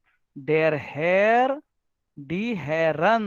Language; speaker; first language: German; non-native, learner; Marathi